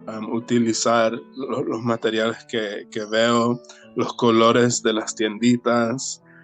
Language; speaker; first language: Spanish; early bilingual, heritage; Spanish